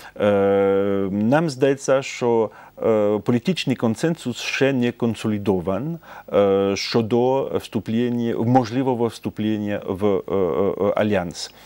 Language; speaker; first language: Ukrainian; non-native, fluent; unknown